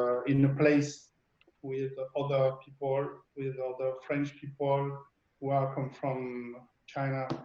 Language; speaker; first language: English; non-native, learner; French